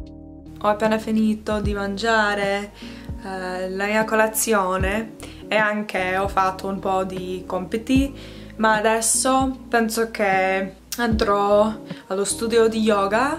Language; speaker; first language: Italian; non-native, learner; English